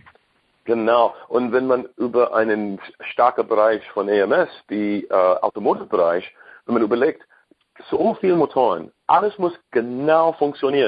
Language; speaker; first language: German; non-native, learner; English